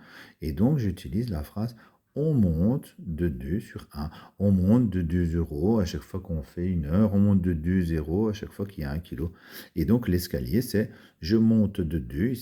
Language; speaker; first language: French; native; French